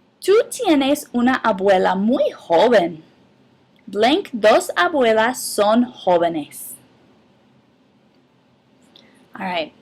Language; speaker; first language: Spanish; non-native, fluent; English